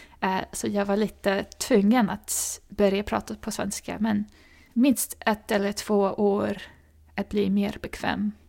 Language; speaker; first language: Swedish; non-native, fluent; English